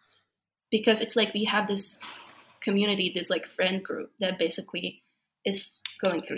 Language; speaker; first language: English; non-native, fluent; Slovak